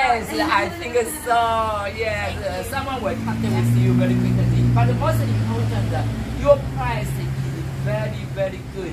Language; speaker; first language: English; non-native, fluent; Chinese